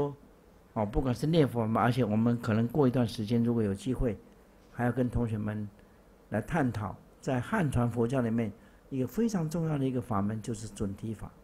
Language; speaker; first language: Chinese; native; Chinese